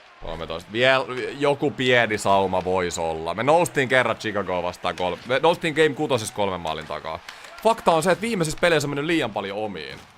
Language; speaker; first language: Finnish; native; Finnish